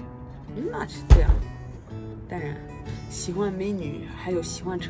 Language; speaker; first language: Chinese; non-native, fluent; French